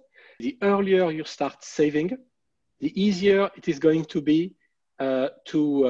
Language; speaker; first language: English; non-native, fluent; French